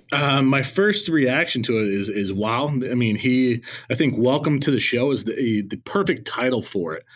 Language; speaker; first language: English; native; English